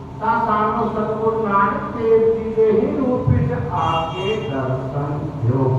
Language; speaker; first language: Hindi; non-native, local second language; Punjabi